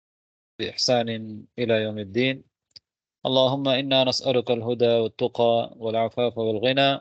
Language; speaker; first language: Arabic; non-native, fluent; Tamil